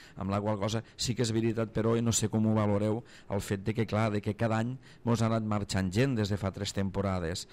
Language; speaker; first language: Catalan; native; Catalan